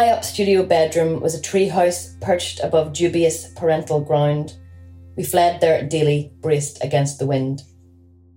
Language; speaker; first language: English; native; English